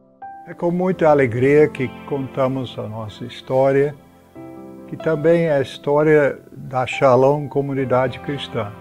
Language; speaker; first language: Portuguese; non-native, fluent; English